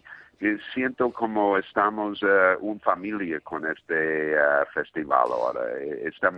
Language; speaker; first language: Spanish; non-native, fluent; English